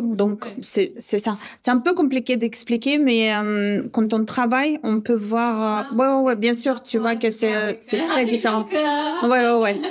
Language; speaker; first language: French; non-native, fluent; Russian